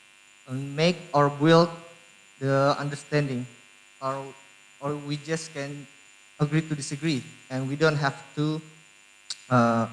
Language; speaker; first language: English; non-native, learner; Indonesian